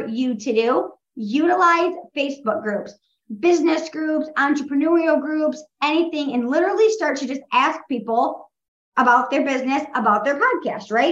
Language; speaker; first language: English; native; English